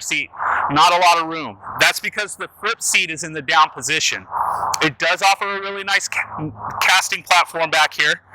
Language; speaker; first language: English; native; English